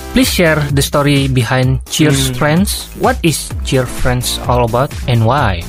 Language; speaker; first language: English; non-native, fluent; Javanese